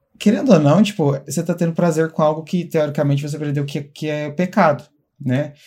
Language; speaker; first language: Portuguese; native; Portuguese